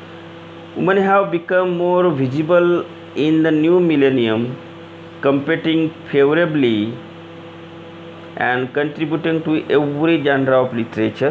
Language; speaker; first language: English; non-native, local second language; Marathi